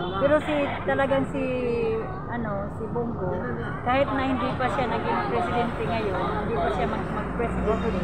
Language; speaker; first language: Filipino; non-native, local second language; Cebuano